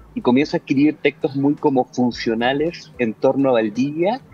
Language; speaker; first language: Spanish; native; Spanish